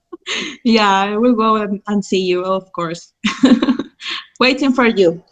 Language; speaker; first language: English; non-native, fluent; Spanish